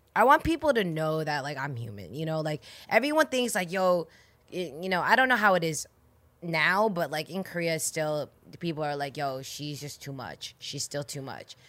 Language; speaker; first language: English; native; English